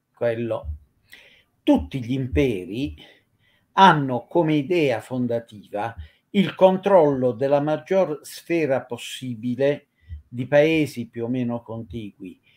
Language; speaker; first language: Italian; native; Italian